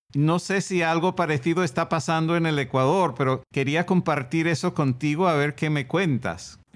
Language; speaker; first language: Spanish; non-native, fluent; English